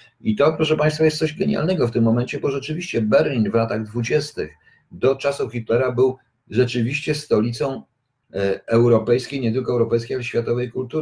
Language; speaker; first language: Polish; native; Polish